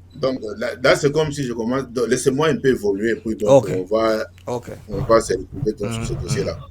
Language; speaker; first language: French; non-native, local second language; Lingala